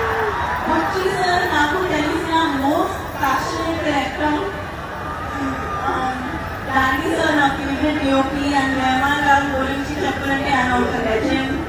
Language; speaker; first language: Telugu; non-native, learner; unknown